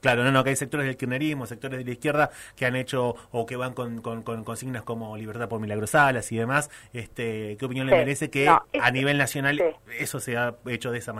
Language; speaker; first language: Spanish; native; Spanish